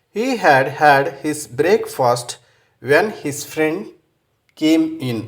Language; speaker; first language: English; non-native, local second language; Telugu